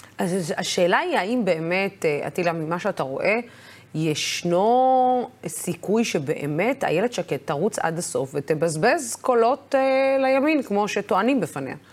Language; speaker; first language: Hebrew; non-native, local second language; Arabic